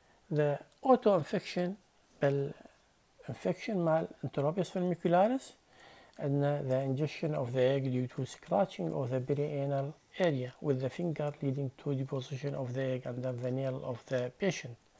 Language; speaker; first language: English; non-native, fluent; Arabic